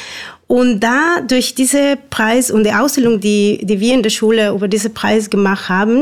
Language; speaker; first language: German; non-native, fluent; Spanish